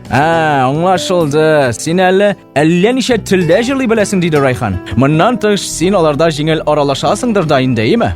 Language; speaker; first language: Tatar; early bilingual, heritage; Tatar